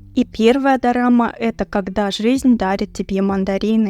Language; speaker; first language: Russian; native; Russian